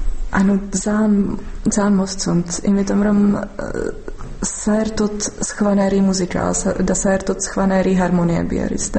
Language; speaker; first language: Georgian; non-native, fluent; Czech